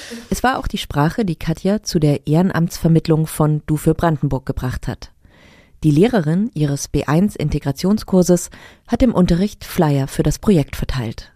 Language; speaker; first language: German; native; German